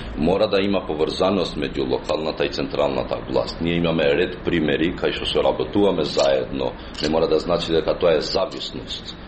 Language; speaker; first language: Macedonian; non-native, local second language; Albanian